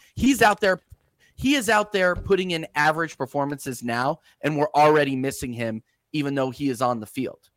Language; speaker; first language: English; native; English